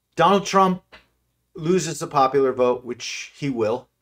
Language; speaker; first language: English; native; English